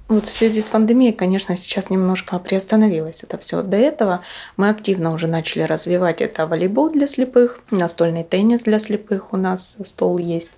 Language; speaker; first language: Russian; native; Russian